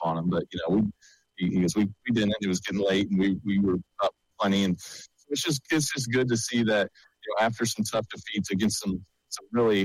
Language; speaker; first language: English; native; English